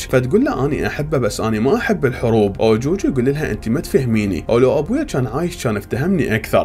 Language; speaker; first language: Arabic; native; Arabic